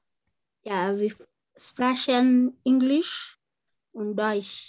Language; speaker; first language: German; non-native, learner; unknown